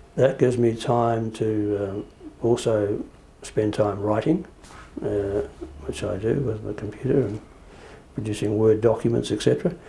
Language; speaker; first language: English; native; English